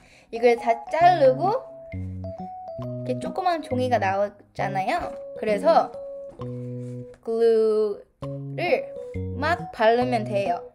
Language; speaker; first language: Korean; early bilingual, heritage; Korean